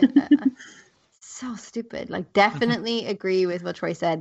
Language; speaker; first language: English; native; English